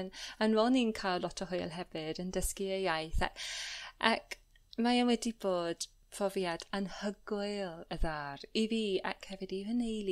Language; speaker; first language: Welsh; non-native, learner; English